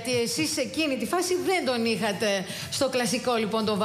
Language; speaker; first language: Greek; native; Greek